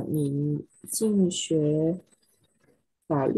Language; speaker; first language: Chinese; non-native, learner; Vietnamese